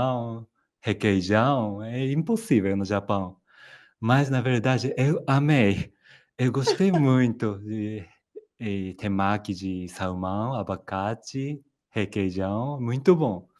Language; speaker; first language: Portuguese; non-native, fluent; Japanese